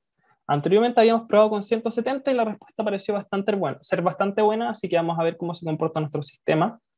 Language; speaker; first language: Spanish; native; Spanish